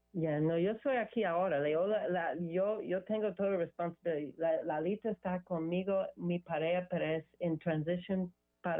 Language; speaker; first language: Spanish; non-native, learner; English